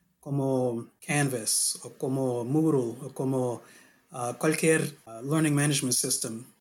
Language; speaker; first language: Spanish; non-native, learner; English